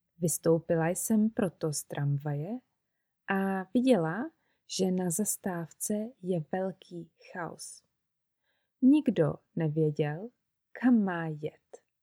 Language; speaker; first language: Czech; native; Czech